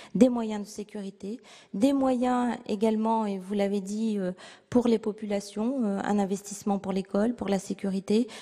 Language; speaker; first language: French; native; French